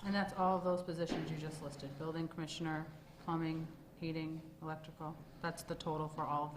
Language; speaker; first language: English; native; English